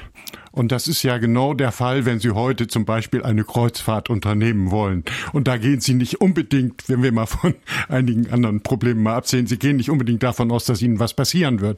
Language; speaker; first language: German; native; German